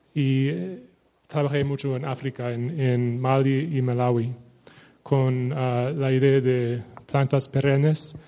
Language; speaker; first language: Spanish; non-native, fluent; English